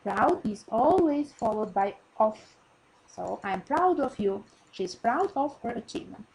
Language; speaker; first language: English; non-native, fluent; Albanian